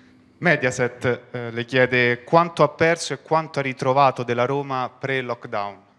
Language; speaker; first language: Italian; native; Italian